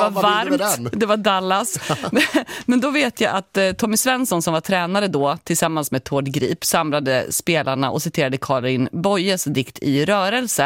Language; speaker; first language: Swedish; native; Swedish